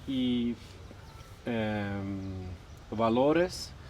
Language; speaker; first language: Spanish; non-native, fluent; Swedish